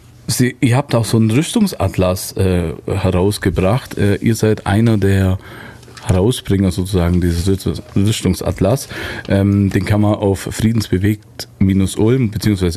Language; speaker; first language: German; native; German